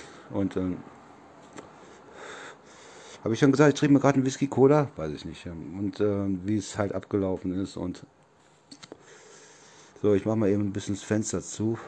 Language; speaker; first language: German; native; German